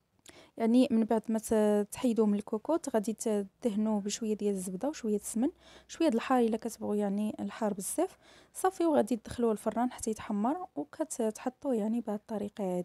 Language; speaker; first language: Arabic; native; Arabic